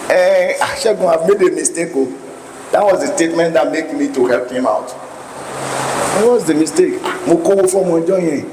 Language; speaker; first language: English; non-native, local second language; Yoruba